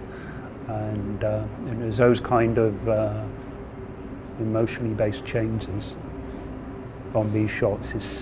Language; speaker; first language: English; native; English